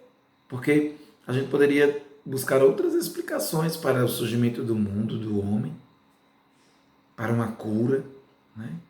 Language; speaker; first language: Portuguese; native; Portuguese